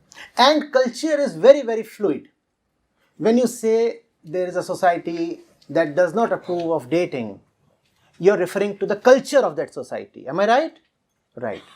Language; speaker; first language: English; non-native, local second language; Hindi